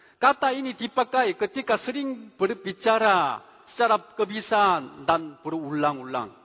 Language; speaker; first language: Indonesian; non-native, fluent; Korean